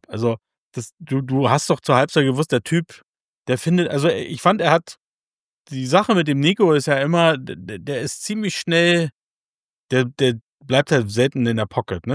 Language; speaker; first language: German; native; German